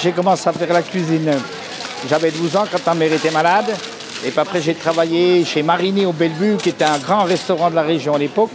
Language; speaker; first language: French; native; French